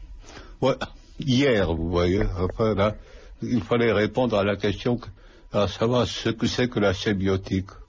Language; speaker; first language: French; non-native, fluent; Lithuanian